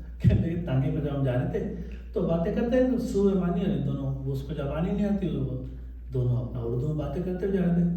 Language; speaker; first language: Urdu; native; Urdu